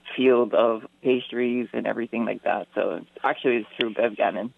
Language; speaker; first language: English; native; English